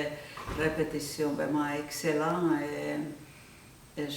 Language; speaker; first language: French; non-native, fluent; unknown